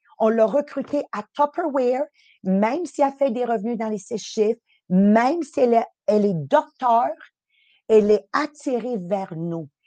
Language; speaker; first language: French; native; French